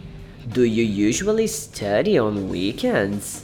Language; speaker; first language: English; non-native, fluent; Portuguese